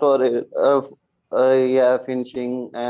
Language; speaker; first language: English; non-native, learner; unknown